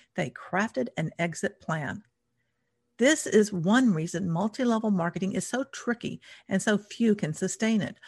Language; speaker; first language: English; native; English